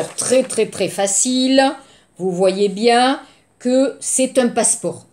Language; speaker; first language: French; native; French